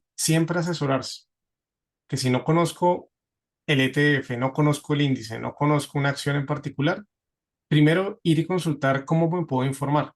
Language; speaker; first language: Spanish; native; Spanish